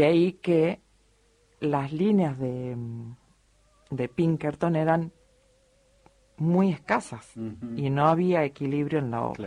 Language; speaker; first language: Spanish; native; Spanish